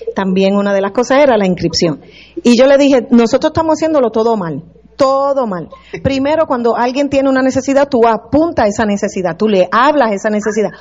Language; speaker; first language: Spanish; native; Spanish